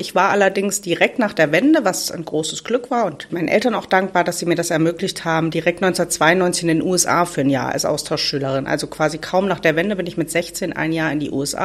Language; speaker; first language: German; native; German